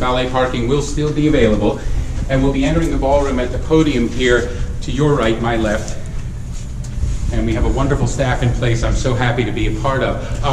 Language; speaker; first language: English; native; English